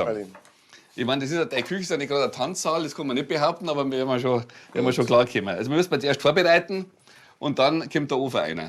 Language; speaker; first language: German; native; German